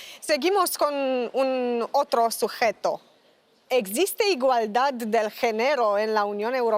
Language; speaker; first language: Spanish; non-native, fluent; Romanian